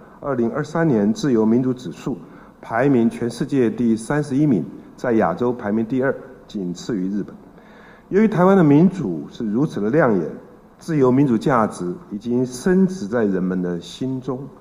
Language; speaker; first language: Chinese; native; Chinese